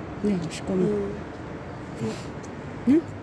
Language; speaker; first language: German; non-native, learner; Bangla